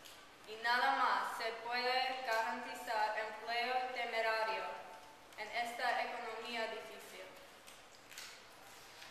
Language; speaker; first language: Spanish; non-native, learner; English